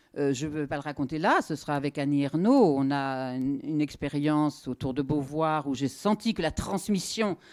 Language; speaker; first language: French; native; French